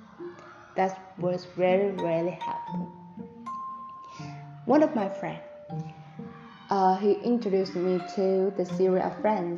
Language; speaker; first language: English; non-native, fluent; Vietnamese